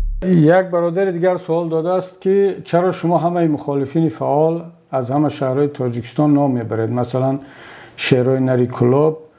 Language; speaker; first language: Persian; native; Persian